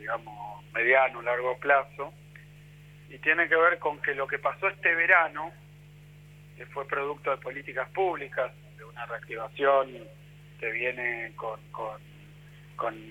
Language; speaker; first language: Spanish; native; Spanish